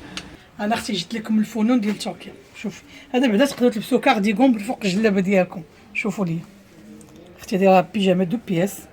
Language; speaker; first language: Arabic; native; Arabic